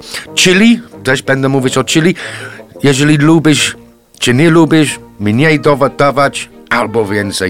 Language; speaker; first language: Polish; non-native, fluent; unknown